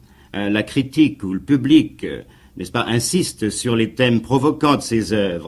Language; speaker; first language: French; native; French